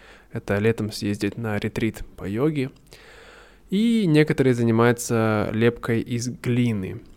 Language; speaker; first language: Russian; native; Russian